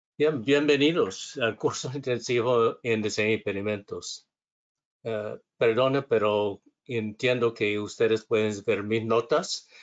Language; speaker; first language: Spanish; non-native, learner; English